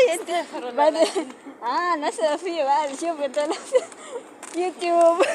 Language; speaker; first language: Arabic; non-native, learner; Filipino